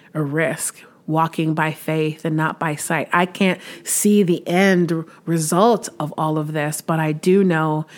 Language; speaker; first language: English; native; English